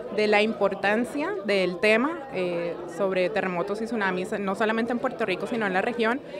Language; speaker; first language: Spanish; native; Spanish